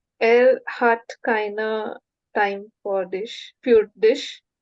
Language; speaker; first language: German; non-native, learner; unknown